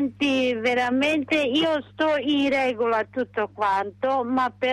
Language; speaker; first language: Italian; non-native, local second language; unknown